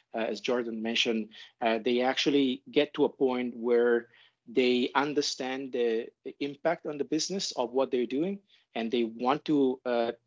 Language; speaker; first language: English; non-native, fluent; Italian